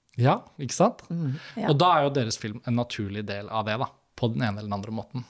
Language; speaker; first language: Norwegian; native; Norwegian